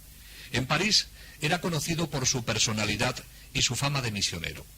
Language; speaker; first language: Spanish; native; Spanish